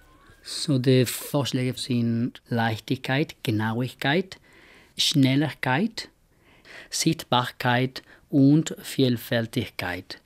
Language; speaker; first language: German; non-native, fluent; Spanish